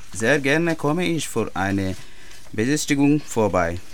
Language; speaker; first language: German; non-native, learner; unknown